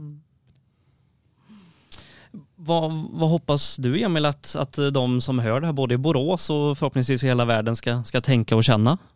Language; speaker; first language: Swedish; native; Swedish